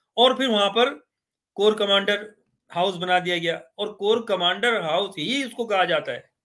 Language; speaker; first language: Urdu; native; Urdu